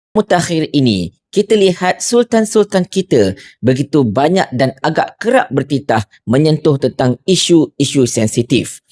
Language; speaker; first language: Malay; native; Malay